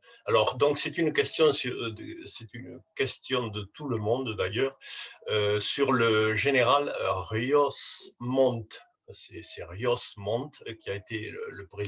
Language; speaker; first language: French; native; French